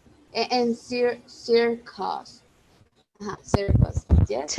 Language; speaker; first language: English; non-native, learner; Spanish